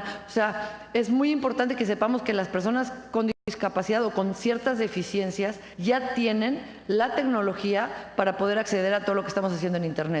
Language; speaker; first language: Spanish; native; Spanish